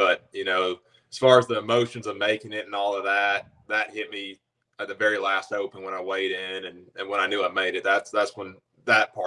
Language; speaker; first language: English; native; English